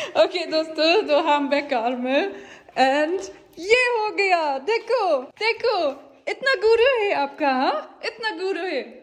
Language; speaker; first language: Hindi; non-native, learner; German